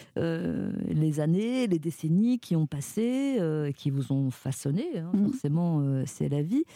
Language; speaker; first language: French; native; French